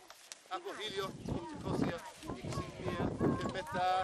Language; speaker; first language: Greek; non-native, learner; English